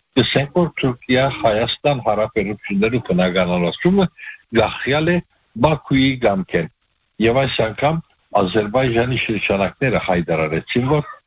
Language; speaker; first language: Armenian; native; Armenian